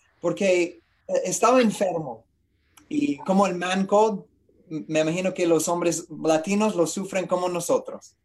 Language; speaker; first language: Spanish; non-native, learner; English